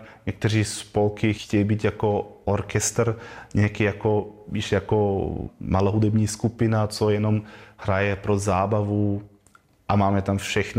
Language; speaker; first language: Czech; non-native, fluent; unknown